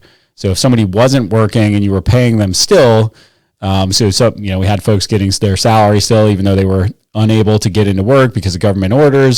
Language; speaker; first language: English; native; English